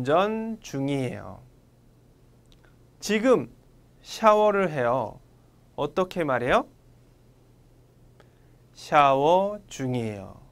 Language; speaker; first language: Korean; non-native, fluent; Vietnamese